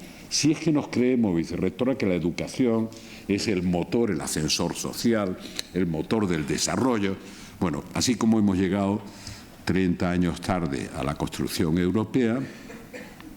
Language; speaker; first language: Spanish; native; Spanish